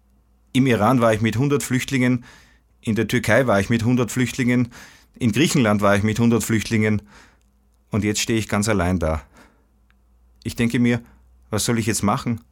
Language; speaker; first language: German; non-native, fluent; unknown